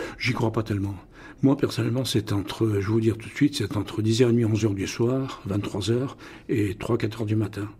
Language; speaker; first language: French; non-native, local second language; Russian